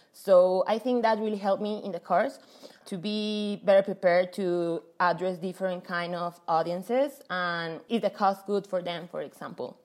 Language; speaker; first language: English; non-native, fluent; Spanish